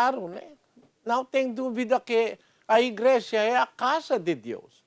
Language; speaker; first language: Portuguese; non-native, learner; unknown